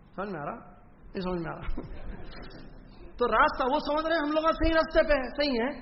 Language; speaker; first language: Urdu; native; Urdu